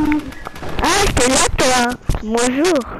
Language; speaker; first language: French; native; French